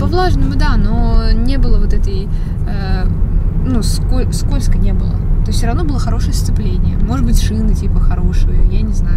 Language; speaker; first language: Russian; native; Russian